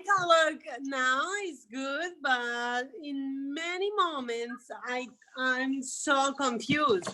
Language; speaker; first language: English; non-native, learner; Spanish